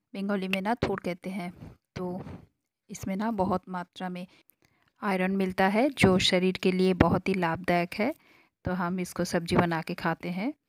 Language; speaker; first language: Hindi; non-native, local second language; Bangla